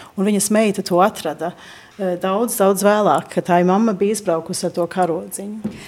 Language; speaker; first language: Latvian; early bilingual, heritage; Latvian